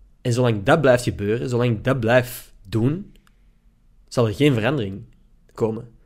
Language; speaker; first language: Dutch; native; Dutch